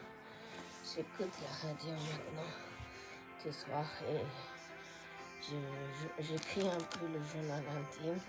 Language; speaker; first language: French; non-native, fluent; Japanese